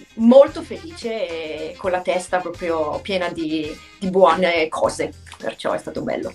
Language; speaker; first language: Italian; native; Italian